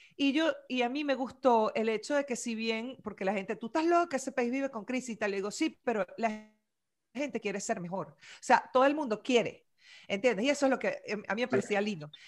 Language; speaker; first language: Spanish; native; Spanish